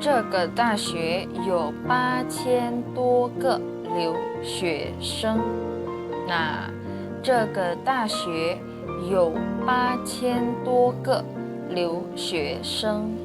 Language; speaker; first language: Chinese; non-native, fluent; Indonesian